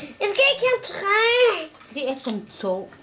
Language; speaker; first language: Danish; non-native, learner; Filipino